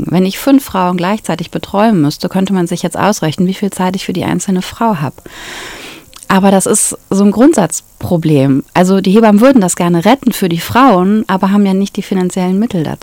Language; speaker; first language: German; native; German